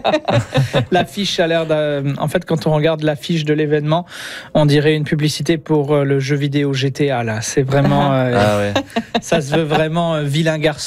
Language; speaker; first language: French; native; French